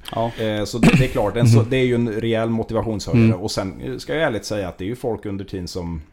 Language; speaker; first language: Swedish; native; Swedish